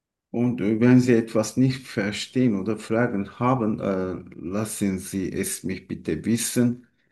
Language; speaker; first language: German; non-native, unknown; Turkish